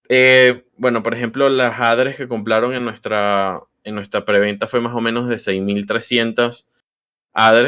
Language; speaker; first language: Spanish; native; Spanish